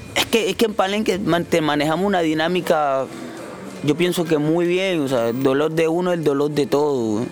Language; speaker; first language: Spanish; native; Spanish